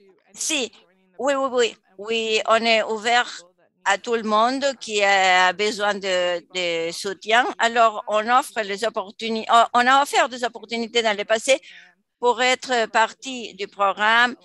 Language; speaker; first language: French; non-native, fluent; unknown